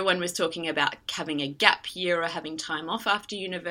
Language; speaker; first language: English; native; English